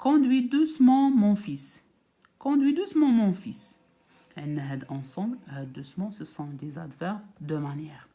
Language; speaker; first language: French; non-native, local second language; Arabic